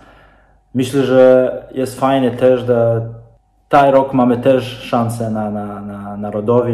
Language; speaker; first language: Polish; non-native, learner; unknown